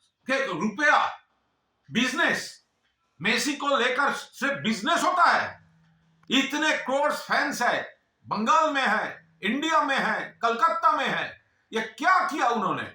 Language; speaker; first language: Hindi; non-native, local second language; Bangla